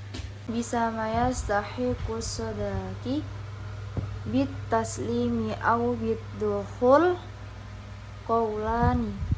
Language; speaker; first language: Arabic; non-native, learner; Indonesian